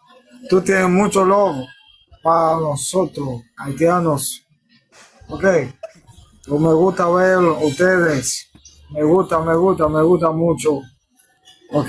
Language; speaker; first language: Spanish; non-native, learner; Haitian Creole